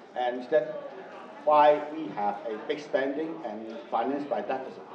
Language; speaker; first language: English; non-native, learner; Chinese